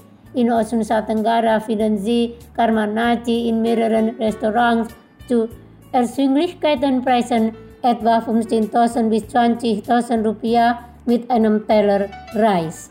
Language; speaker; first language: German; non-native, fluent; Indonesian